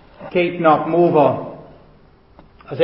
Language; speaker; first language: Hungarian; non-native, fluent; English